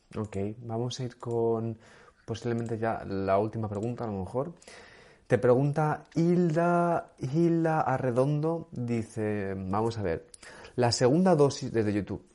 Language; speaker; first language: Spanish; native; Spanish